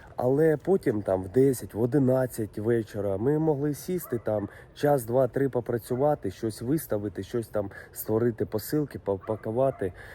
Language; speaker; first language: Ukrainian; non-native, local second language; Russian